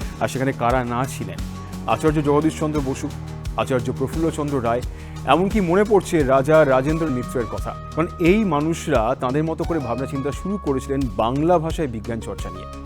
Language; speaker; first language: Bangla; native; Bangla